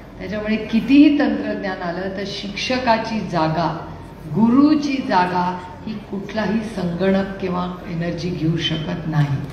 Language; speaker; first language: Marathi; native; Marathi